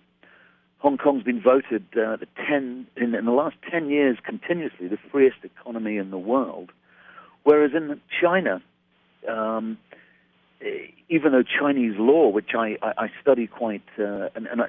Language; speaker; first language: English; native; English